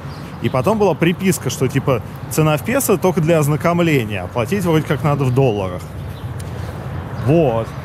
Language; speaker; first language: Russian; native; Russian